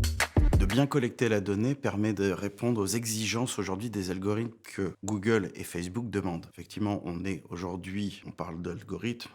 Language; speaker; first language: French; native; French